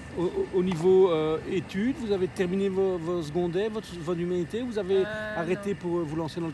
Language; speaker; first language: French; native; French